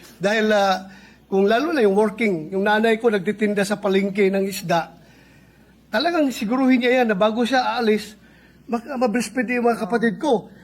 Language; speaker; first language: Filipino; non-native, local second language; Cebuano